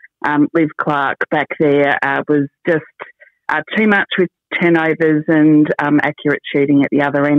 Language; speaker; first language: English; native; English